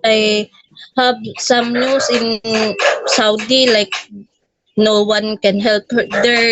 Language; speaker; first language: English; non-native, local second language; Filipino